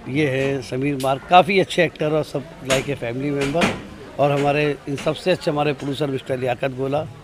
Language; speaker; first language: Hindi; native; Hindi